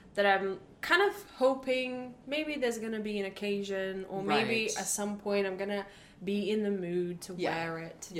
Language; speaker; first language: English; non-native, fluent; Latvian